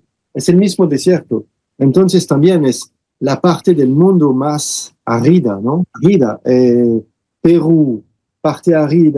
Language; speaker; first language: Spanish; non-native, fluent; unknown